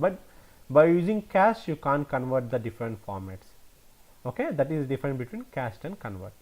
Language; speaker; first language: English; non-native, local second language; Telugu